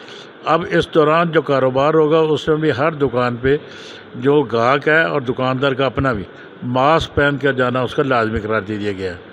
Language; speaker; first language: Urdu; non-native, local second language; Punjabi